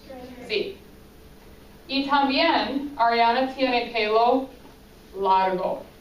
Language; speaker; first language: Spanish; non-native, fluent; English